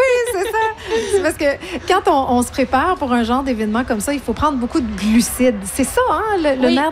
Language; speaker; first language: French; native; French